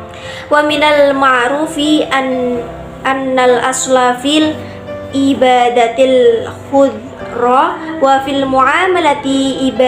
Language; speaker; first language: Arabic; non-native, learner; Indonesian